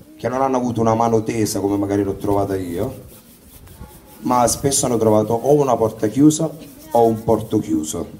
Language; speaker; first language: Italian; native; Italian